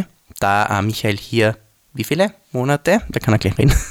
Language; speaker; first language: German; native; German